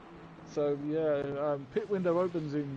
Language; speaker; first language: English; native; English